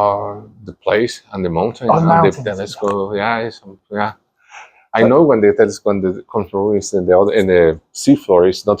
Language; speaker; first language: English; non-native, learner; Spanish